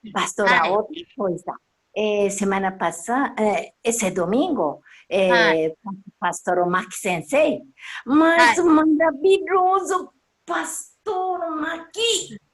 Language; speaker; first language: Portuguese; non-native, learner; Japanese